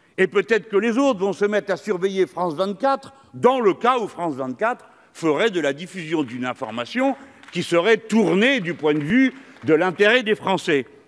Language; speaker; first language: French; native; French